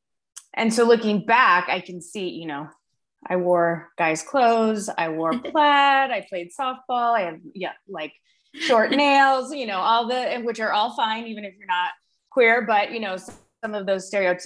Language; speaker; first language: English; native; English